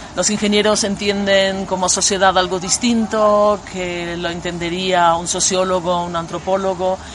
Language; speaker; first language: Spanish; non-native, fluent; German